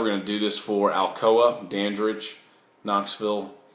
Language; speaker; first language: English; native; English